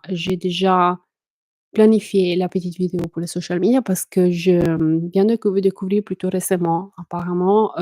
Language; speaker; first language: French; non-native, fluent; Italian